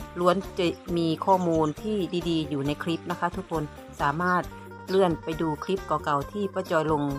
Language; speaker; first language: Thai; native; Thai